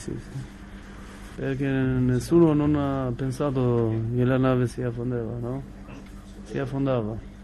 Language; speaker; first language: Italian; non-native, fluent; Albanian